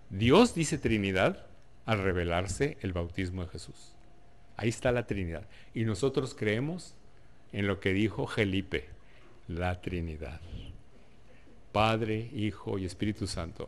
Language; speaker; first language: Spanish; native; Spanish